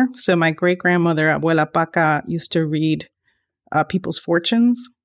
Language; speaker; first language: English; early bilingual, other home language; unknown